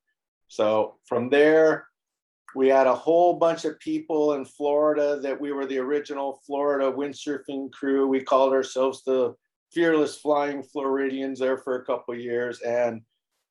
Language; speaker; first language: English; native; English